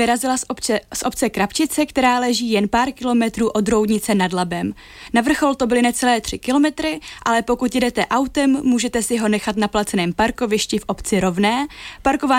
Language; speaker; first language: Czech; native; Czech